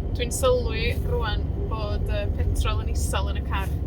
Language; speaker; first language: Welsh; non-native, learner; Spanish